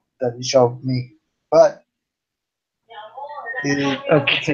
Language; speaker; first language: English; non-native, learner; Spanish